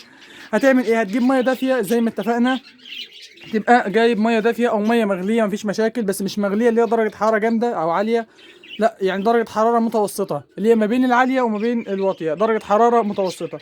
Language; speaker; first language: Arabic; native; Arabic